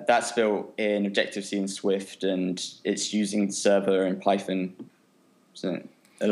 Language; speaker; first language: English; native; English